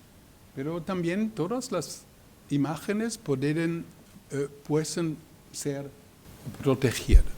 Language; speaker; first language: Spanish; non-native, learner; German